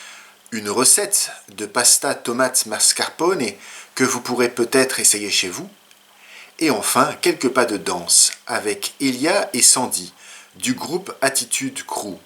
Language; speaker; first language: French; native; French